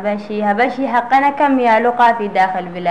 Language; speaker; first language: Arabic; non-native, learner; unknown